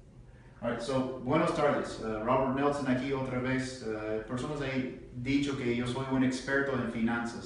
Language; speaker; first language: Spanish; non-native, learner; English